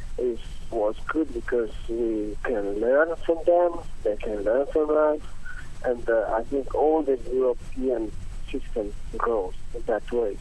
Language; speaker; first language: English; non-native, learner; Italian